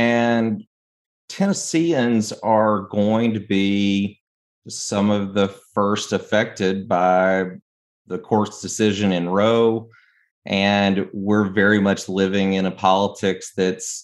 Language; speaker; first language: English; native; English